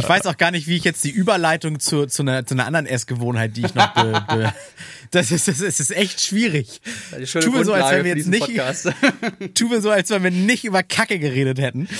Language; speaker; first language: German; native; German